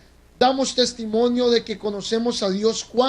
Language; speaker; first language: Spanish; native; Spanish